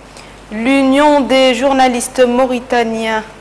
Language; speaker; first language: French; non-native, local second language; Arabic